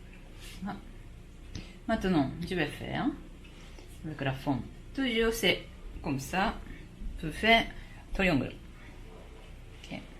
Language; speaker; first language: French; non-native, fluent; Japanese